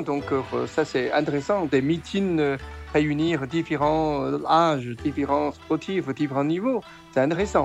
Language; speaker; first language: French; non-native, fluent; Chinese